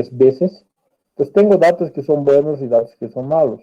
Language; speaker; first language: Spanish; native; Spanish